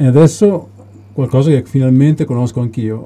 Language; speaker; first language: Italian; native; Italian